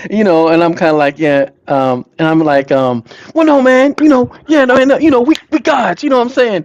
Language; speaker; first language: English; native; English